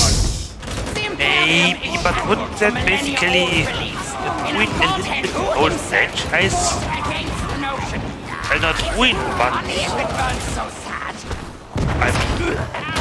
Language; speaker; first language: English; non-native, fluent; German